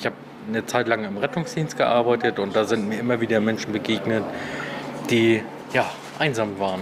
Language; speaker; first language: German; native; German